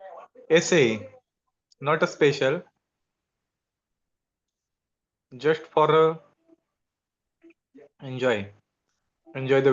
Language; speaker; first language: English; non-native, learner; Hindi